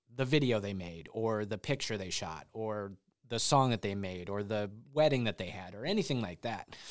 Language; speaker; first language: English; native; English